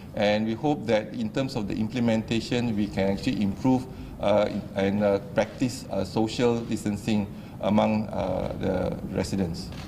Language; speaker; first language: English; non-native, local second language; Malay